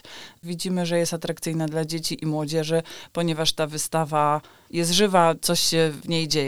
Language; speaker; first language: Polish; native; Polish